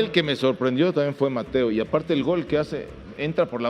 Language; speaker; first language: Spanish; native; Spanish